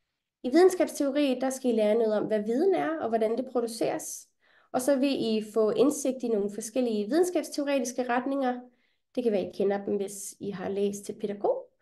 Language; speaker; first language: Danish; native; Danish